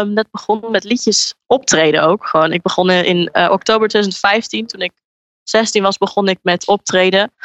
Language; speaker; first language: Dutch; native; Dutch